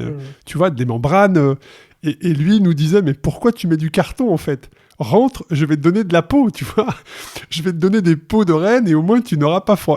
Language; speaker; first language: French; native; French